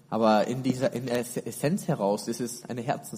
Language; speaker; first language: German; native; German